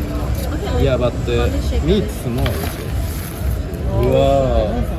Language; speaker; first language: English; non-native, learner; Japanese